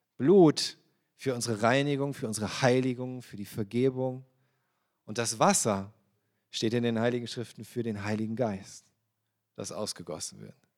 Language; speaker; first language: German; native; German